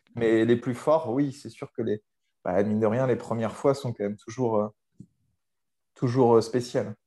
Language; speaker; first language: French; native; French